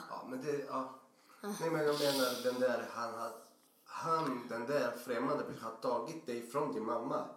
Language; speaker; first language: Swedish; non-native, fluent; Portuguese